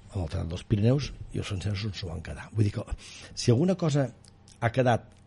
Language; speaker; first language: Catalan; native; Catalan